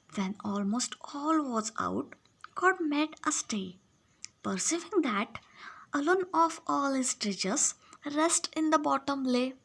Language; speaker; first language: English; non-native, local second language; Marathi